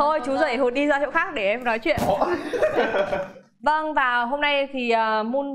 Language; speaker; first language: Vietnamese; native; Vietnamese